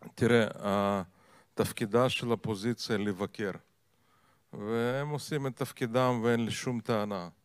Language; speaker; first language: Hebrew; non-native, fluent; Russian